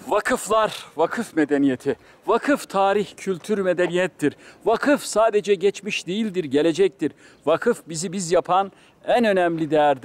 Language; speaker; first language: Turkish; native; Turkish